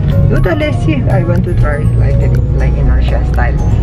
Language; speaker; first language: English; non-native, learner; Turkish